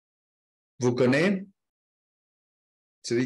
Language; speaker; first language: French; non-native, learner; Spanish